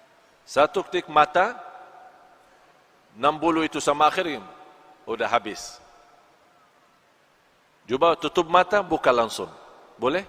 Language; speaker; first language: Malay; non-native, fluent; Arabic